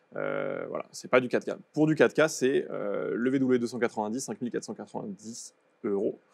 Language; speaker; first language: French; native; French